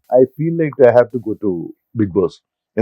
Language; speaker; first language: Telugu; non-native, learner; Malayalam